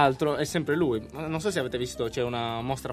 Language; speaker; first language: Italian; native; Italian